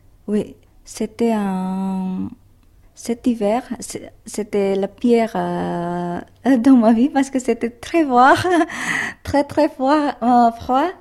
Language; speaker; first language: French; non-native, learner; Indonesian